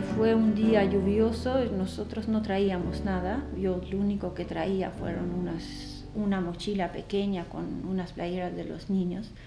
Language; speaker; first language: Spanish; non-native, fluent; Albanian